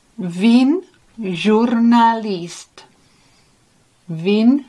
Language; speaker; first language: Ukrainian; non-native, learner; English